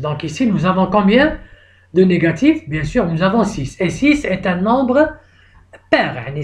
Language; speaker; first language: French; non-native, local second language; Arabic